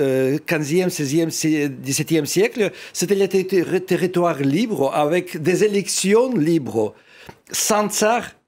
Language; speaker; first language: French; non-native, fluent; Russian